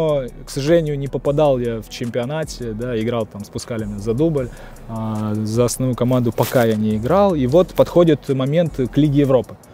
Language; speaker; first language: Russian; native; Russian